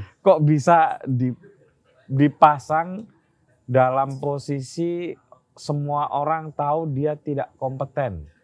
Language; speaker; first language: Indonesian; non-native, local second language; Javanese